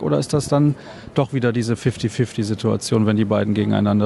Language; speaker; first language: German; native; German